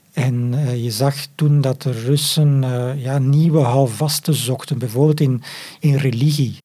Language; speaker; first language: Dutch; native; Dutch